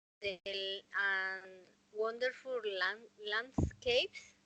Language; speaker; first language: English; non-native, learner; Spanish